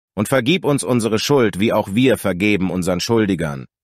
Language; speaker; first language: German; native; German